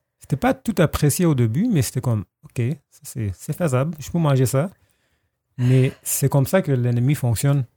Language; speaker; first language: French; non-native, fluent; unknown